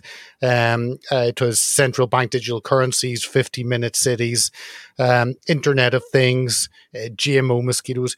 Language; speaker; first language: English; native; English